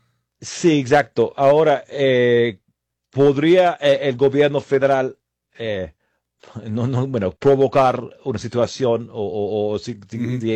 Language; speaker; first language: Spanish; non-native, fluent; English